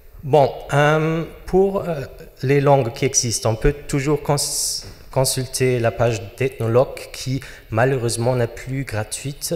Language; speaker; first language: French; non-native, fluent; German